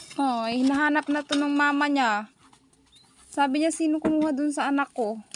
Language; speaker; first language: Filipino; non-native, local second language; Iloko